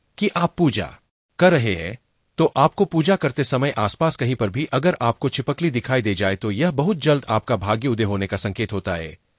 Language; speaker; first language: Hindi; non-native, local second language; Gujarati